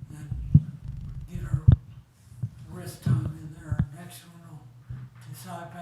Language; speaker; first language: English; native; English